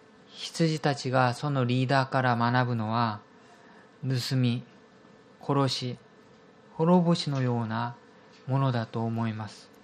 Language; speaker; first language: Japanese; non-native, fluent; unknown